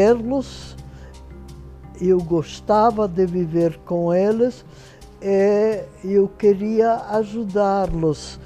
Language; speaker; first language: Portuguese; non-native, fluent; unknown